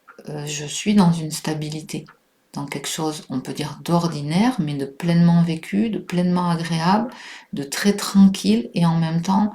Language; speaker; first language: French; native; French